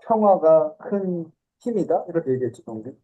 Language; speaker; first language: Korean; native; Korean